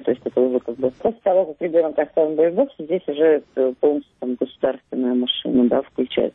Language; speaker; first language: Russian; native; Russian